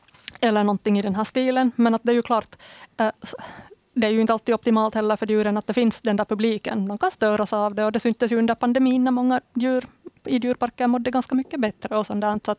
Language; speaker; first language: Swedish; native; Swedish